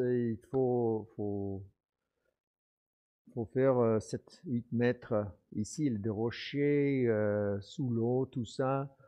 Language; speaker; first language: French; non-native, fluent; English